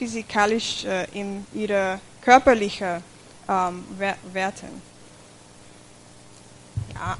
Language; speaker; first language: German; non-native, fluent; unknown